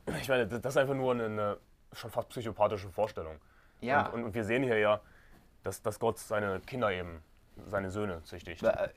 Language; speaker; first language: German; native; German